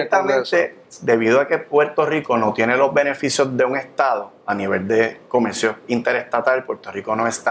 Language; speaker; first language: Spanish; native; Spanish